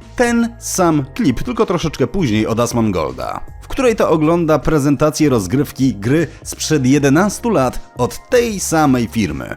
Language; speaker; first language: Polish; native; Polish